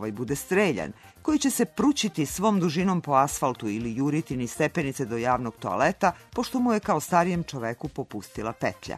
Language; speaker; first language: Serbian; native; Serbian